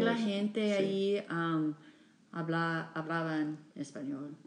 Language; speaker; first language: Spanish; non-native, fluent; English